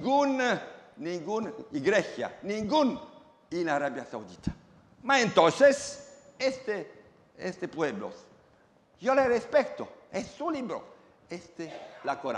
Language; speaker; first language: Spanish; non-native, learner; Romanian